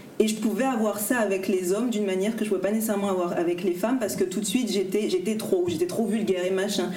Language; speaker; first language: French; native; French